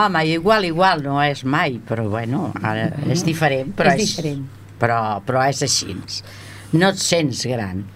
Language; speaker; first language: Catalan; native; Catalan